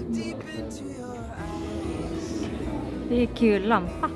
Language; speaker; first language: Swedish; non-native, learner; Japanese